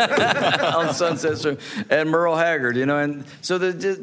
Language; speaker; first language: English; native; English